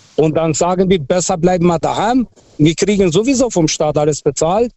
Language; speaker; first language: German; early bilingual, other home language; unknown